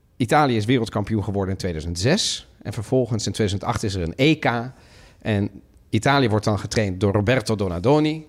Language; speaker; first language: Dutch; early bilingual, other home language; Italian